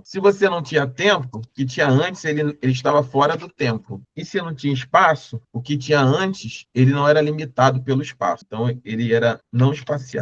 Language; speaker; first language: Portuguese; native; Portuguese